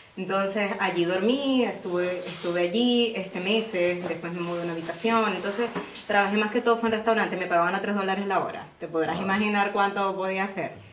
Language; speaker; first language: Spanish; native; Spanish